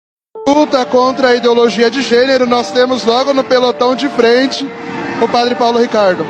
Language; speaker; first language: Portuguese; native; Portuguese